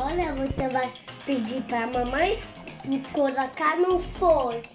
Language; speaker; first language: Portuguese; early bilingual, other home language; French